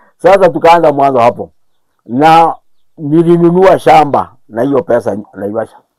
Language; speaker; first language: Swahili; non-native, local second language; Kikuyu